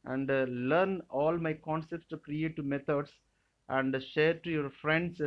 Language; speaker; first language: English; non-native, local second language; Telugu